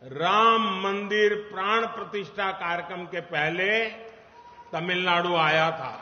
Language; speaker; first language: Hindi; non-native, local second language; Gujarati